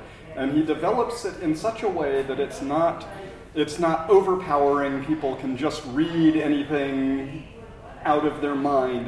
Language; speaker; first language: English; native; English